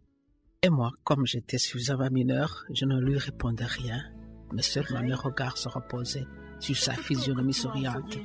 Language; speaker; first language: French; non-native, local second language; Rundi